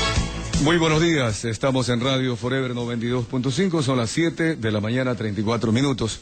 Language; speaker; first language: Spanish; native; Spanish